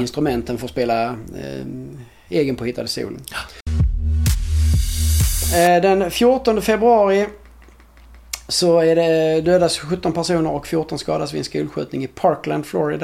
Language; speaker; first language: Swedish; native; Swedish